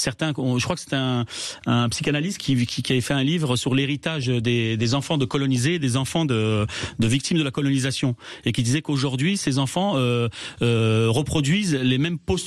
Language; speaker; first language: French; native; French